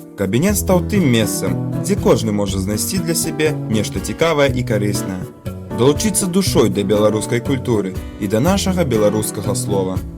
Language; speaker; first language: Belarusian; native; Belarusian